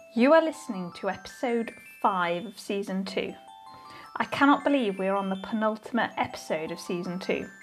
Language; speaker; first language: English; native; English